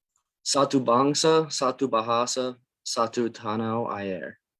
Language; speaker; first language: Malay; non-native, learner; English